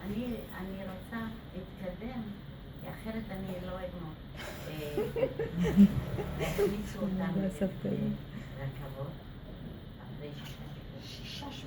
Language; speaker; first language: Hebrew; non-native, fluent; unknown